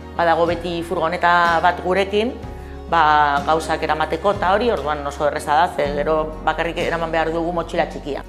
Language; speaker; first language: Basque; non-native, local second language; Spanish